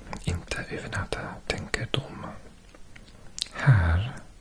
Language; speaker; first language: Swedish; non-native, learner; Welsh